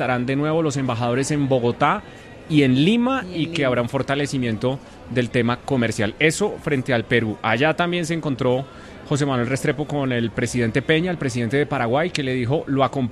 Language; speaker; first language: Spanish; native; Spanish